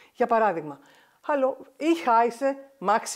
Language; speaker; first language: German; non-native, fluent; Greek